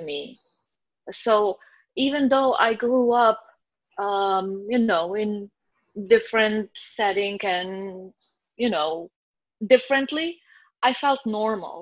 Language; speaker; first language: English; non-native, fluent; Croatian